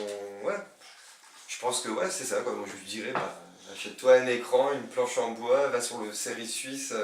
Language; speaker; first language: French; native; French